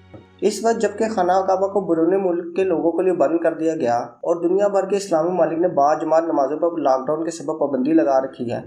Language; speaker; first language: Urdu; native; Urdu